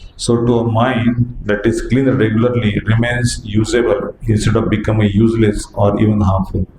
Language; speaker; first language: English; non-native, local second language; Hindi